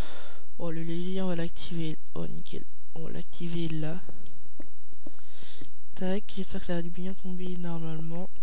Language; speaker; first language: French; native; French